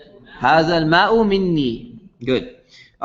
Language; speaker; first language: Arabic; non-native, fluent; English